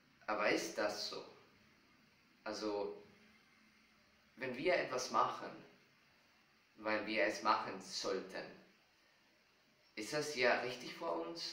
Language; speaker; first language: German; non-native, fluent; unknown